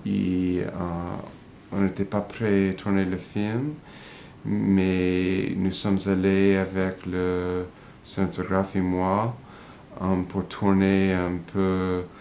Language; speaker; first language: French; non-native, fluent; English